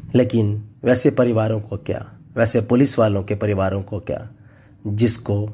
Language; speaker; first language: Hindi; native; Hindi